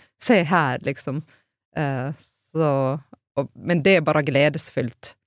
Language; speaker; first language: Norwegian; non-native, fluent; Finnish